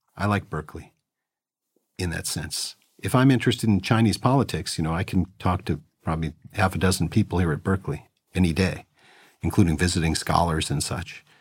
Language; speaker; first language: English; native; English